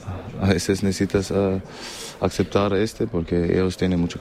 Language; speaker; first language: Spanish; non-native, learner; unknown